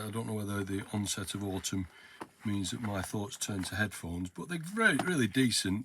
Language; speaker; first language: English; native; English